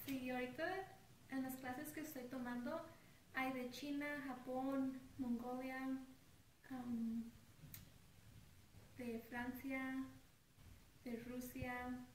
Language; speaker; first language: Spanish; early bilingual, heritage; Spanish